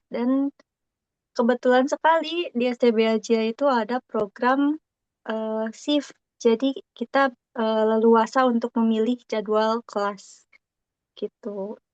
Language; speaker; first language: Indonesian; native; Indonesian